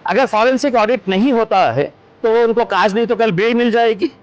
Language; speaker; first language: Hindi; non-native, local second language; Marathi